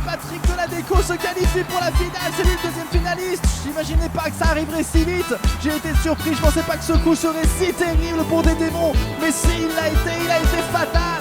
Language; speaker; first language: French; native; French